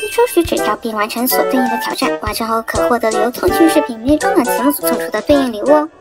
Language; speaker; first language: Chinese; native; Chinese